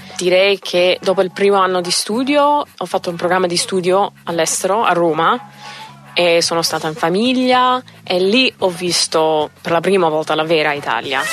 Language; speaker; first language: Italian; non-native, fluent; English